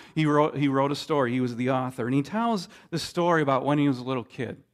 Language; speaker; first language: English; native; English